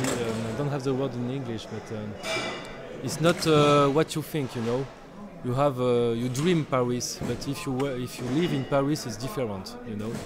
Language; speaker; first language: English; non-native, learner; French